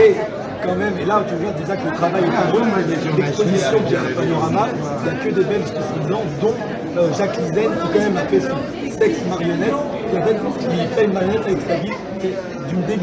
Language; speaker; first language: French; native; French